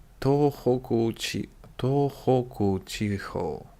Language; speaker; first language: Japanese; non-native, learner; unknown